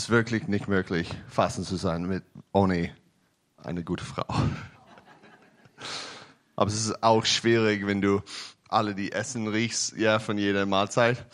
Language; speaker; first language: German; non-native, learner; English